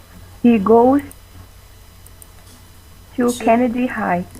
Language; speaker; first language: English; non-native, learner; Portuguese